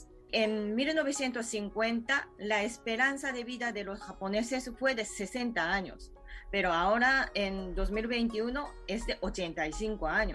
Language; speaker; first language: Spanish; non-native, fluent; Japanese